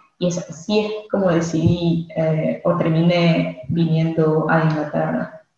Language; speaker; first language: Spanish; native; Spanish